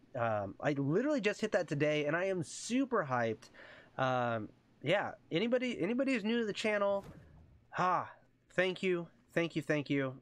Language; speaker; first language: English; native; English